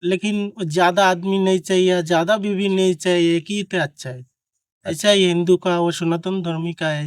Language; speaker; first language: Hindi; non-native, learner; Bangla